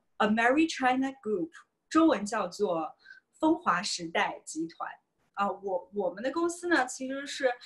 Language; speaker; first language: Chinese; native; Chinese